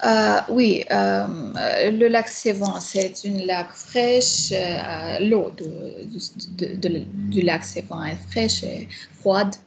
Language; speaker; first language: French; non-native, fluent; Armenian